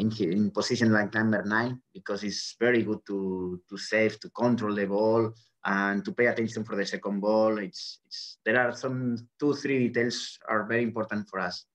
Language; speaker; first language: English; non-native, fluent; Spanish